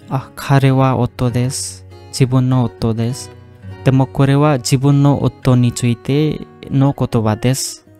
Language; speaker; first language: Japanese; non-native, fluent; Indonesian